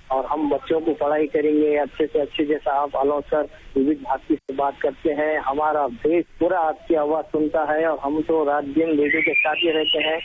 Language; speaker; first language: Hindi; non-native, local second language; Urdu